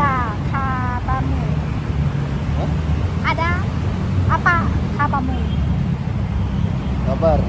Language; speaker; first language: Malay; non-native, learner; Thai